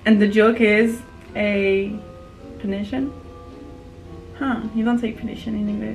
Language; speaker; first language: English; non-native, fluent; French